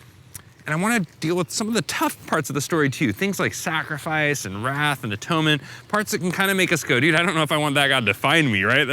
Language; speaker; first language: English; native; English